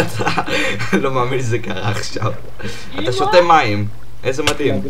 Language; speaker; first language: Hebrew; native; Hebrew